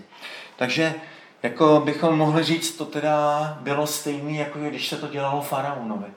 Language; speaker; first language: Czech; native; Czech